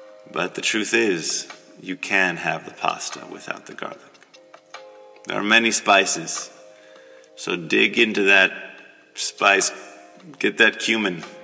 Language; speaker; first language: English; native; English